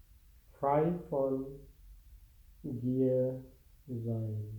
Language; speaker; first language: German; non-native, fluent; Sinhala